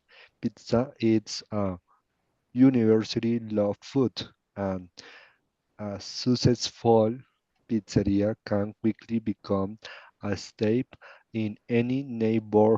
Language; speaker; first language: English; non-native, learner; Spanish